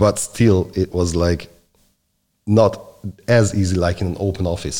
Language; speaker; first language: English; non-native, fluent; Hungarian